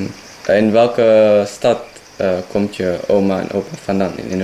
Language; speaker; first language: Dutch; non-native, fluent; Indonesian